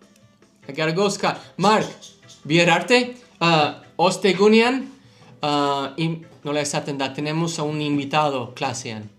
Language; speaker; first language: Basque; non-native, learner; English